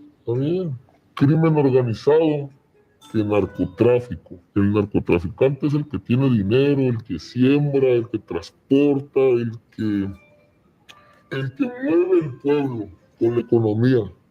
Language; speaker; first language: Spanish; native; Spanish